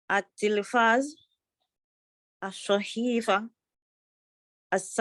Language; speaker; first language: Arabic; non-native, learner; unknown